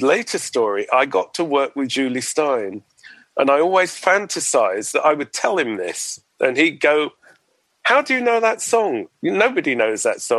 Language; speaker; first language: English; native; English